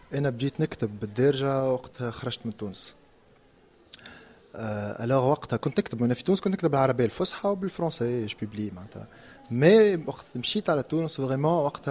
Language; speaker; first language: Arabic; native; Arabic